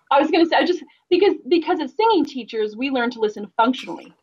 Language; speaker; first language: English; native; English